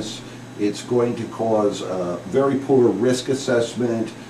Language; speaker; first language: English; native; English